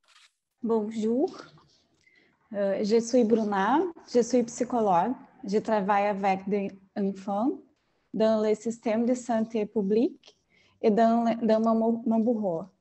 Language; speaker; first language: French; non-native, fluent; Portuguese